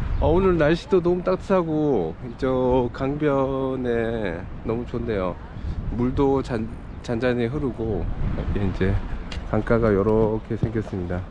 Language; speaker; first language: Korean; native; Korean